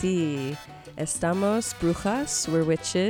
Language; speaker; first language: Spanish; non-native, learner; English